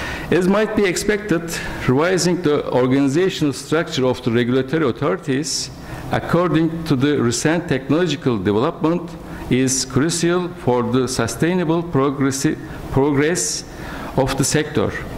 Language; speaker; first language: English; non-native, fluent; Turkish